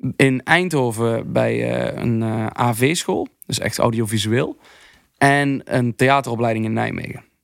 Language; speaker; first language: Dutch; native; Dutch